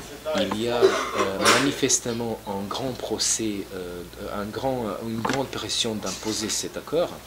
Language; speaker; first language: French; non-native, fluent; Serbian